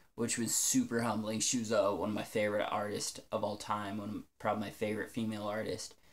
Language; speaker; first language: English; native; English